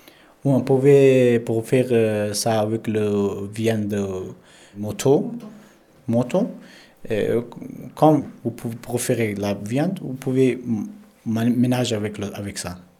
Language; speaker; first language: French; non-native, learner; Pashto